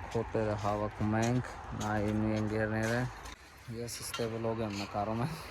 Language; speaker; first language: Armenian; non-native, learner; Hindi